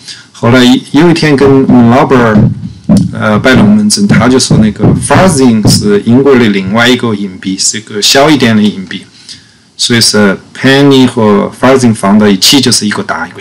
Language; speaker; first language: Chinese; native; Chinese